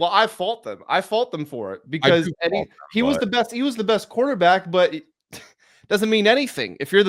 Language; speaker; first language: English; native; English